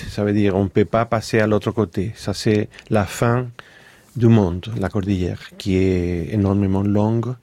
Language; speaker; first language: French; non-native, fluent; Spanish